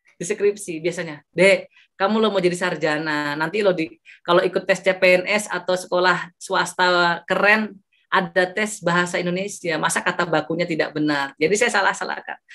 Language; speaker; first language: Indonesian; non-native, local second language; Javanese